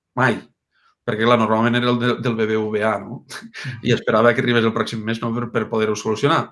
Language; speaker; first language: Catalan; native; Catalan